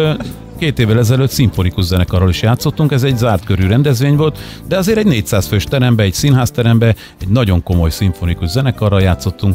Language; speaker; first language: Hungarian; native; Hungarian